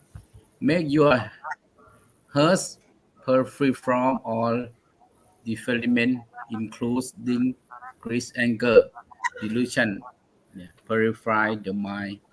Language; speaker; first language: English; non-native, learner; Thai